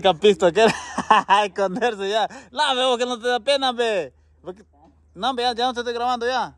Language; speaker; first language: Spanish; native; Spanish